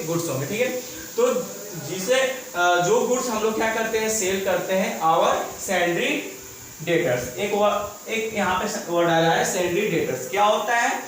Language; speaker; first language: Hindi; native; Hindi